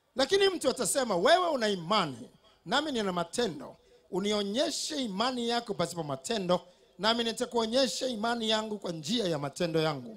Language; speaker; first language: Swahili; native; Swahili